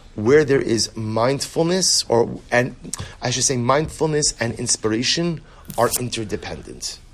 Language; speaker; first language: English; native; English